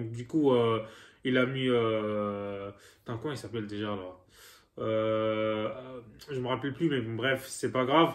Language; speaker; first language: French; native; French